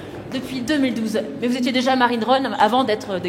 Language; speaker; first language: French; native; French